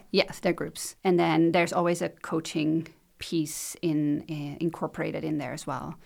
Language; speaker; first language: English; non-native, fluent; Dutch